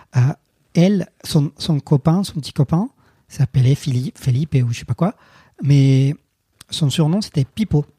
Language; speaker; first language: French; non-native, fluent; Spanish